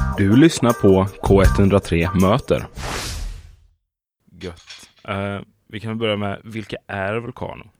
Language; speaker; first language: Swedish; native; Swedish